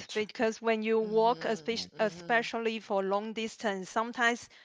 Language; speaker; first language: English; non-native, learner; Chinese